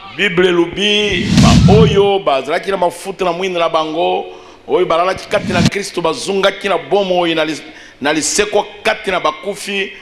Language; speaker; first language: Lingala; native; Lingala